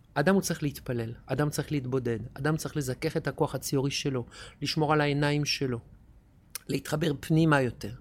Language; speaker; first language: Hebrew; non-native, fluent; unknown